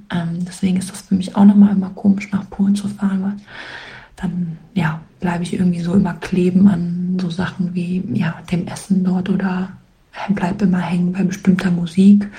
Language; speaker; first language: German; early bilingual, other home language; Polish